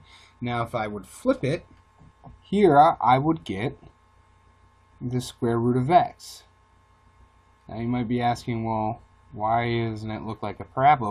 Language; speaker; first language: English; native; English